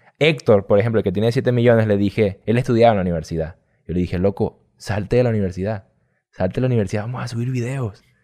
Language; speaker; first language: Spanish; native; Spanish